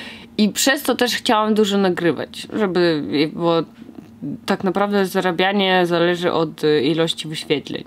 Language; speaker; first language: Polish; non-native, fluent; Russian